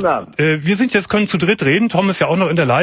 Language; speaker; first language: German; native; German